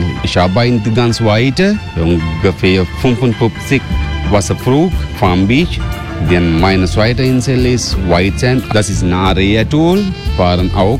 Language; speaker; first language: German; non-native, learner; Sinhala